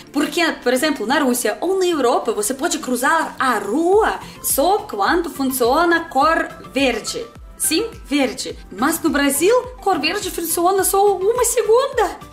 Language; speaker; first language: Portuguese; non-native, learner; Russian